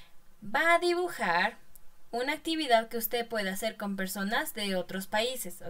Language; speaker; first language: Spanish; non-native, fluent; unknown